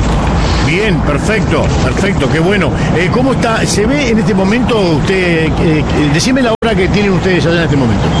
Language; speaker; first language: Spanish; native; Spanish